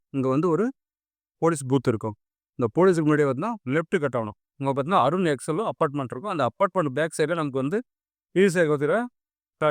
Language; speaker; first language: Tamil; native; Tamil